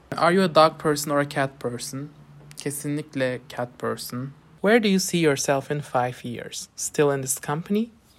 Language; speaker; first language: English; non-native, fluent; Turkish